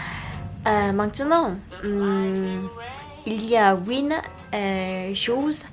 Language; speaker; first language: French; non-native, learner; Korean